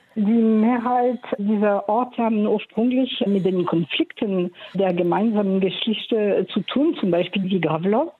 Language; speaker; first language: German; non-native, fluent; French